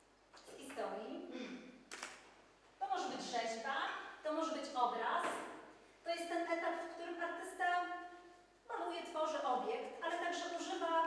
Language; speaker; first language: Polish; native; Polish